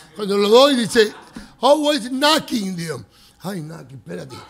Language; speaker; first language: Spanish; native; Spanish